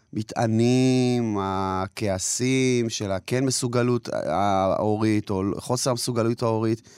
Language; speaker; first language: Hebrew; native; Hebrew